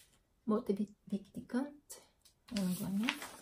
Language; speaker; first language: Swedish; non-native, learner; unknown